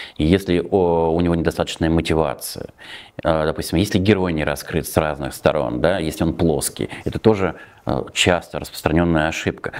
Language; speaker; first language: Russian; native; Russian